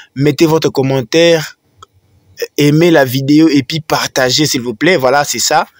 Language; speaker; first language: French; non-native, local second language; Swahili